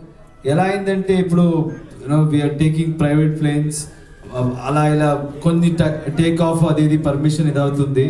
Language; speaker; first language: Telugu; non-native, learner; Kannada